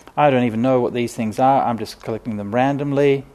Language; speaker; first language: English; native; English